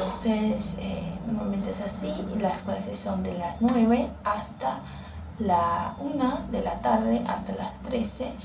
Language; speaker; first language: Spanish; non-native, learner; Portuguese